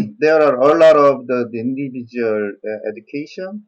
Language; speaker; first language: English; non-native, learner; Korean